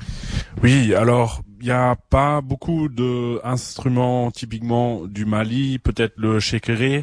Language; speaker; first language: French; non-native, fluent; German